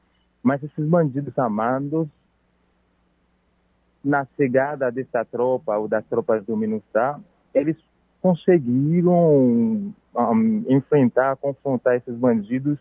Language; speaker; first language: Portuguese; non-native, fluent; Haitian Creole